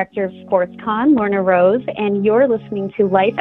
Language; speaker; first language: English; native; English